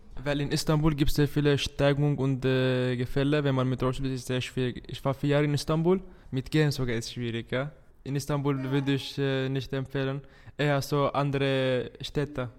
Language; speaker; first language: German; non-native, fluent; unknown